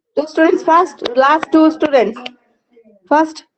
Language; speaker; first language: English; non-native, local second language; Kannada